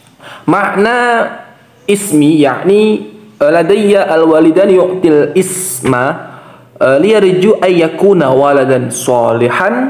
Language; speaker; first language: Arabic; non-native, learner; Indonesian